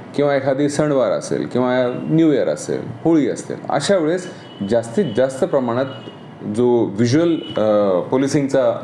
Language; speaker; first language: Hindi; non-native, local second language; Marathi